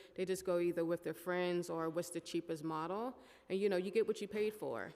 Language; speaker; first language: English; native; English